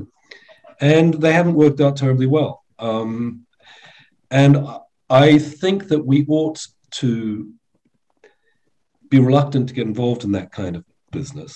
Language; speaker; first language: English; native; English